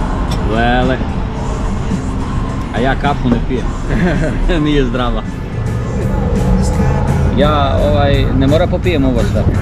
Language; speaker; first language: Serbian; native; Serbian